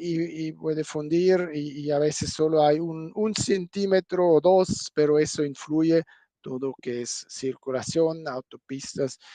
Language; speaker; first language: Spanish; non-native, fluent; German